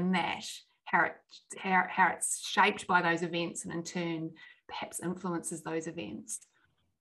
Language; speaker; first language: English; native; English